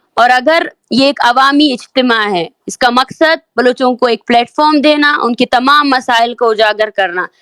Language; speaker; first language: Urdu; non-native, local second language; Baluchi